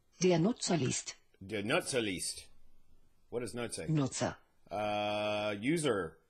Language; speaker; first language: German; non-native, learner; English